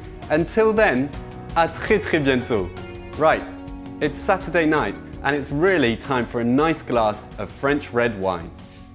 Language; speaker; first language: English; early bilingual, other home language; French